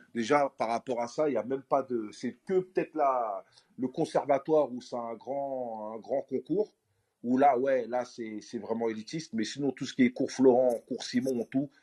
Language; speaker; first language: French; native; French